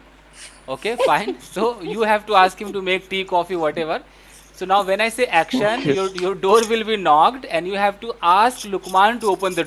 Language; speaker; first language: English; non-native, fluent; Hindi